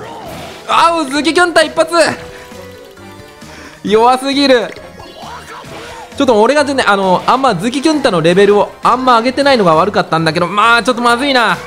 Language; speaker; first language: Japanese; native; Japanese